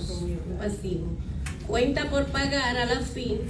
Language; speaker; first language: Spanish; native; Spanish